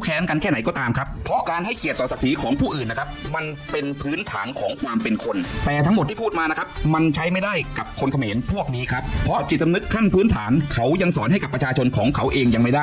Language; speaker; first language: Thai; native; Thai